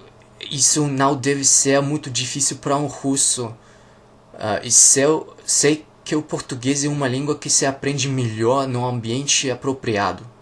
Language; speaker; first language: Portuguese; non-native, learner; Russian